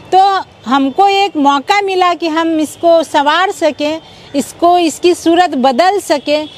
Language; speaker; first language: Hindi; native; Hindi